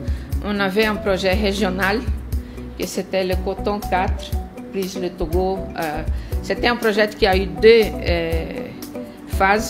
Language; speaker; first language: French; non-native, fluent; Portuguese